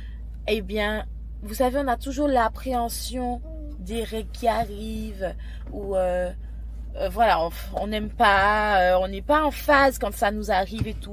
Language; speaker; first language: French; native; French